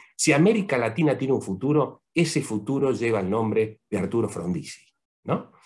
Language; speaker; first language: Spanish; native; Spanish